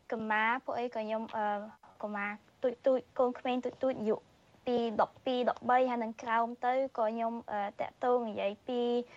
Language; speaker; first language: Khmer; early bilingual, heritage; Khmer